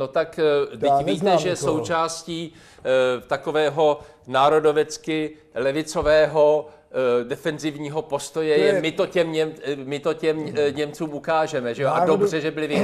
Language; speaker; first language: Czech; native; Czech